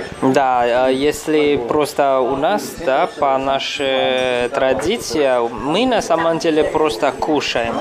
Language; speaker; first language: Russian; non-native, learner; Chinese